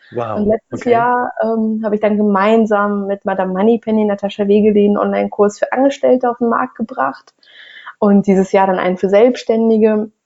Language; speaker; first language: German; non-native, fluent; Russian